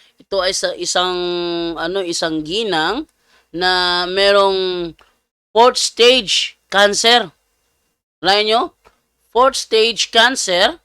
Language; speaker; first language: Filipino; non-native, local second language; Cebuano